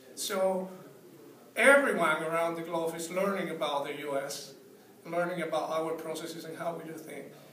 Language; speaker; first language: English; non-native, fluent; Spanish